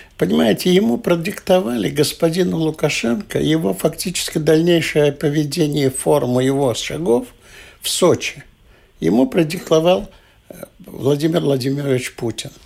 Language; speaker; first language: Russian; non-native, local second language; Latvian